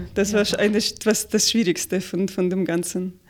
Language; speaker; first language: German; non-native, fluent; Ukrainian